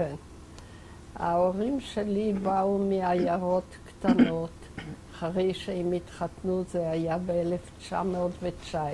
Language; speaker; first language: Hebrew; non-native, fluent; Yiddish